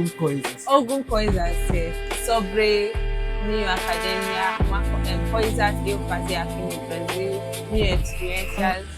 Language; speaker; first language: Portuguese; non-native, learner; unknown